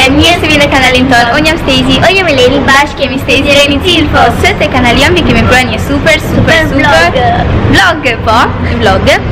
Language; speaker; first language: Albanian; early bilingual, heritage; Albanian